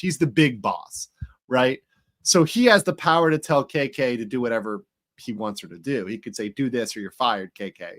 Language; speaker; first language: English; native; English